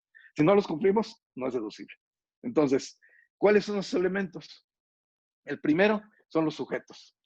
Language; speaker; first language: Spanish; native; Spanish